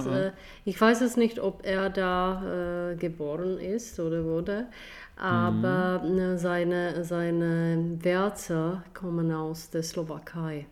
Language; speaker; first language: German; non-native, fluent; Czech